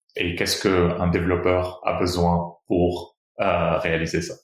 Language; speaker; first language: French; non-native, fluent; Portuguese